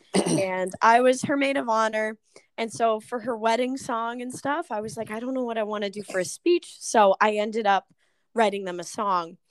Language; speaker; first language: English; native; English